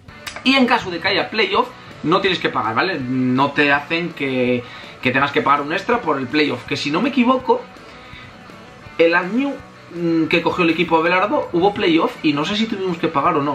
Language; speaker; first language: Spanish; native; Spanish